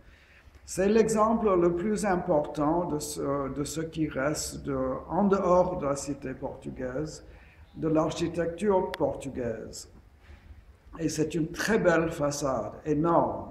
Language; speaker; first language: French; non-native, fluent; English